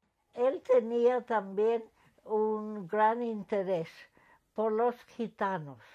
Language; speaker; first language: Spanish; non-native, fluent; English